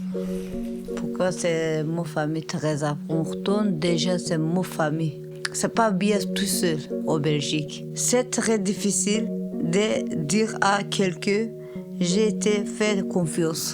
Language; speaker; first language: French; non-native, learner; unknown